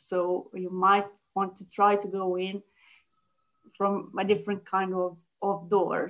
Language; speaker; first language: English; non-native, fluent; Italian